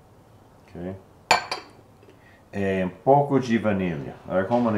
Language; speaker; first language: Portuguese; non-native, learner; English